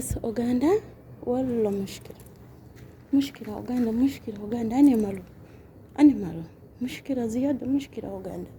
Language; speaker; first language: Arabic; non-native, learner; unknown